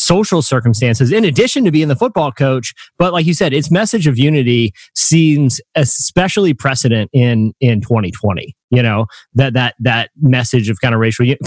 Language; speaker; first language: English; native; English